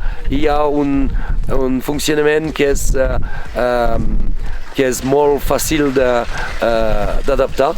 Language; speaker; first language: Catalan; non-native, fluent; French